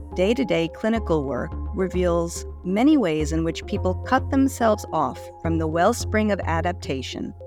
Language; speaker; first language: English; native; English